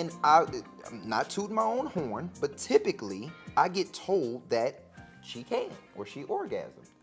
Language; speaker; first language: English; native; English